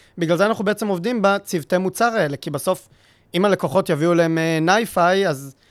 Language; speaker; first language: Hebrew; native; Hebrew